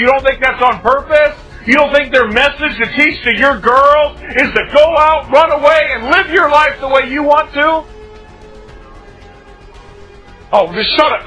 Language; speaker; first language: English; native; English